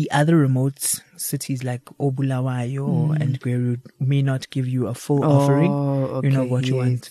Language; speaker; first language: English; non-native, local second language; Zulu